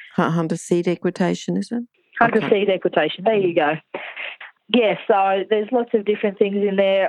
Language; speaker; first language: English; native; English